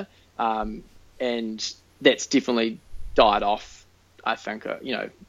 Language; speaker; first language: English; native; English